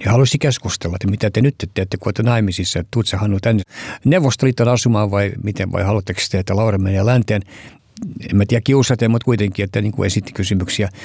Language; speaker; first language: Finnish; early bilingual, heritage; Finnish